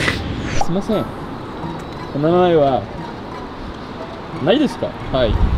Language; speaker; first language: Japanese; non-native, learner; French